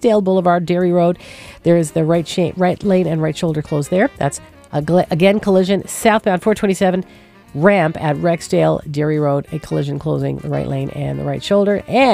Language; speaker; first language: English; native; English